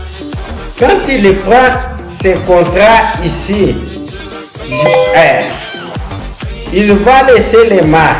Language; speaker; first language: French; non-native, fluent; Portuguese